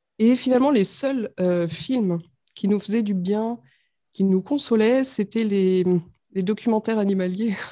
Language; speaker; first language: French; native; French